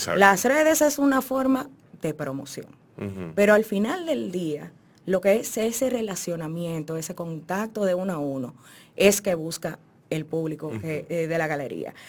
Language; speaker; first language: Spanish; native; Spanish